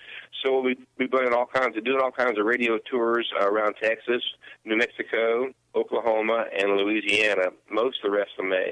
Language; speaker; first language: English; native; English